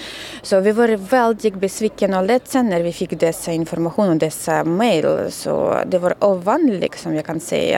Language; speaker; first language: Swedish; non-native, learner; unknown